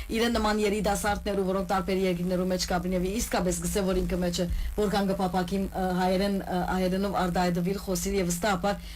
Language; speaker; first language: Armenian; early bilingual, heritage; Armenian